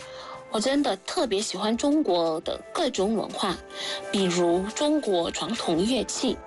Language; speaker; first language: Chinese; non-native, fluent; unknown